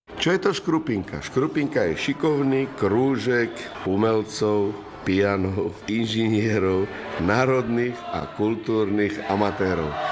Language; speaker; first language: Slovak; native; Slovak